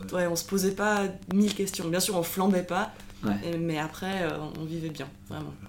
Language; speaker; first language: French; native; French